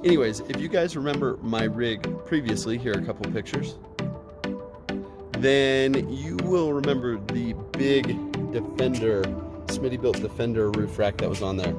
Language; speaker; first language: English; native; English